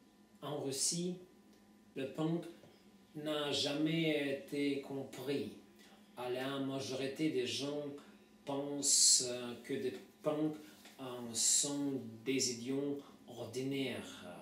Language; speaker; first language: French; non-native, fluent; Russian